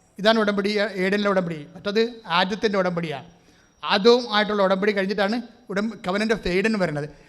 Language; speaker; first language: Malayalam; native; Malayalam